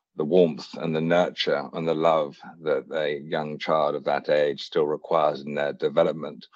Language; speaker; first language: English; native; English